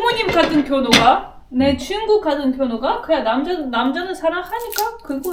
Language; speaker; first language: Korean; non-native, learner; Russian